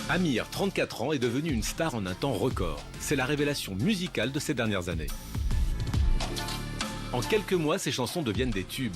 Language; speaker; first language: French; native; French